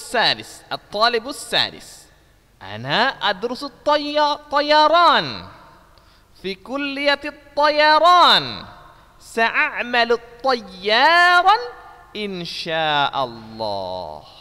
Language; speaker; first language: Arabic; non-native, fluent; Indonesian